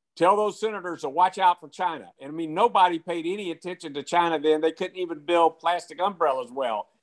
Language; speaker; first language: English; native; English